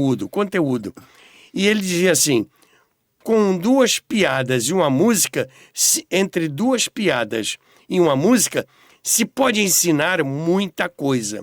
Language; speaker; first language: Portuguese; native; Portuguese